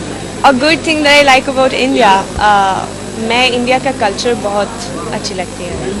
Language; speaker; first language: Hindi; non-native, learner; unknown